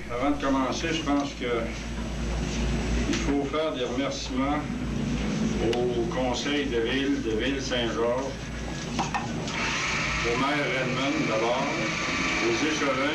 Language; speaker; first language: French; native; French